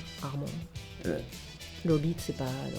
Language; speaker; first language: French; native; French